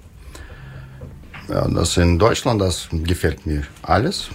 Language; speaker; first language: German; non-native, learner; Russian